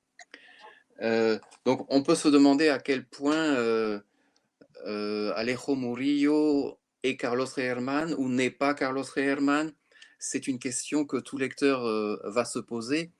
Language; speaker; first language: French; native; French